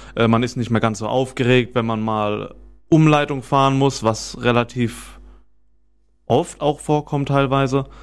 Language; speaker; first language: German; native; German